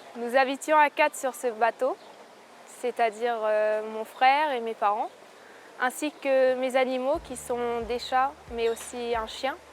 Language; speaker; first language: French; native; French